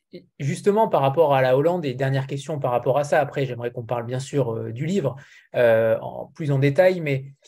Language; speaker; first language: French; native; French